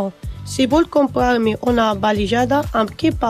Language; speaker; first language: Catalan; non-native, learner; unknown